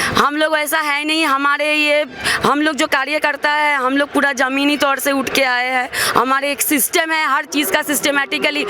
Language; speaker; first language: Hindi; non-native, local second language; Bangla